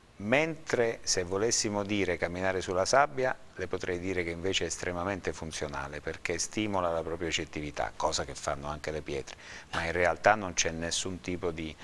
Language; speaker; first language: Italian; native; Italian